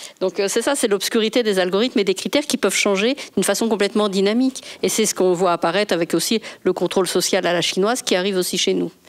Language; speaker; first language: French; native; French